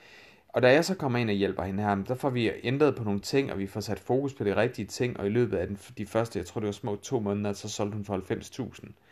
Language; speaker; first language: Danish; native; Danish